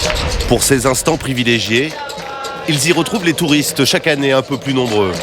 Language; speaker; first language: French; native; French